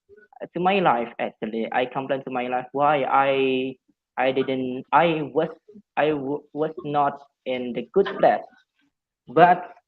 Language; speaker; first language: English; non-native, fluent; Javanese